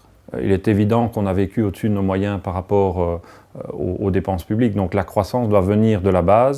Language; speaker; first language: French; native; French